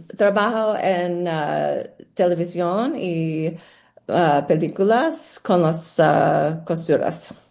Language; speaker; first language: Spanish; non-native, learner; English